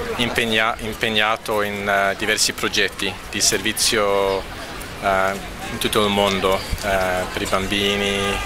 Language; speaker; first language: Italian; non-native, fluent; English